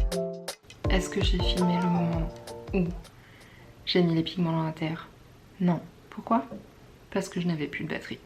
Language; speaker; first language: French; native; French